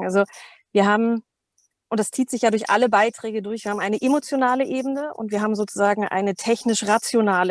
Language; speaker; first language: German; native; German